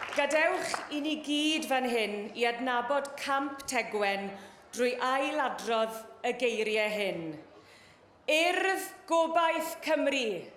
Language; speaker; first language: Welsh; native; Welsh